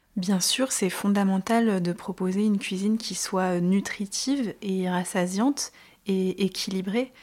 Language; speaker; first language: French; native; French